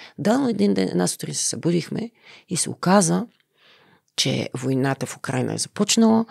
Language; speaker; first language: Bulgarian; native; Bulgarian